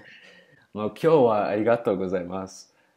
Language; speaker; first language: Japanese; non-native, learner; English